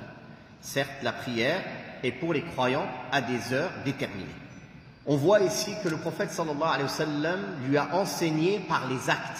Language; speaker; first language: French; native; French